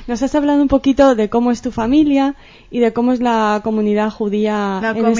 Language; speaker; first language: Spanish; native; Spanish